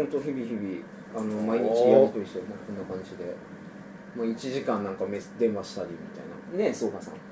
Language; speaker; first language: Japanese; native; Japanese